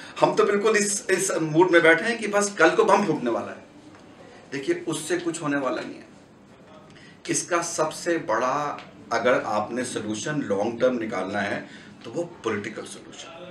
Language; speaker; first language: Hindi; native; Hindi